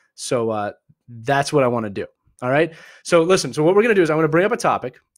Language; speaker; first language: English; native; English